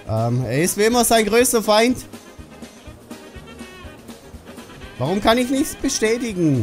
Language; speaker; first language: German; native; German